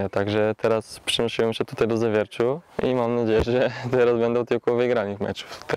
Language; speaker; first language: Polish; non-native, learner; Bulgarian